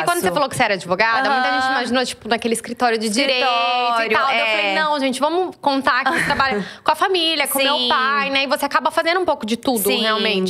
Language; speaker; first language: Portuguese; native; Portuguese